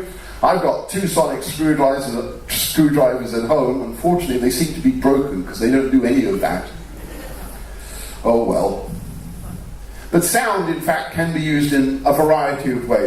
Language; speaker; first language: English; native; English